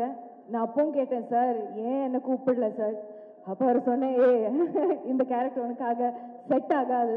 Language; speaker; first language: Tamil; non-native, local second language; Malayalam